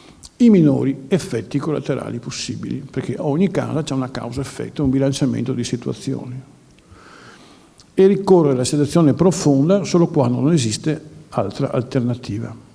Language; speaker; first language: Italian; native; Italian